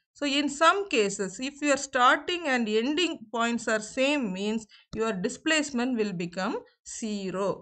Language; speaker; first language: English; non-native, local second language; Tamil